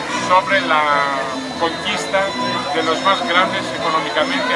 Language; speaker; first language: Spanish; non-native, fluent; Greek